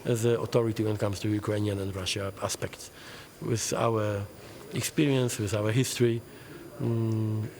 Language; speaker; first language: English; non-native, fluent; Polish